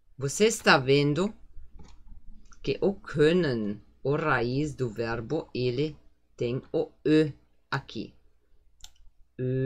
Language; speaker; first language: Portuguese; non-native, fluent; German